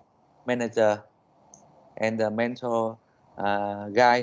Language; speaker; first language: English; non-native, learner; Vietnamese